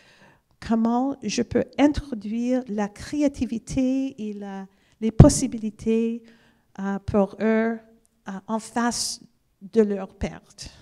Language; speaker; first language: French; non-native, fluent; English